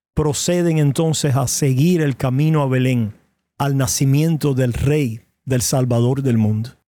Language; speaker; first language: Spanish; native; Spanish